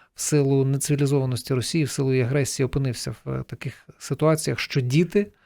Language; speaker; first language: Ukrainian; native; Ukrainian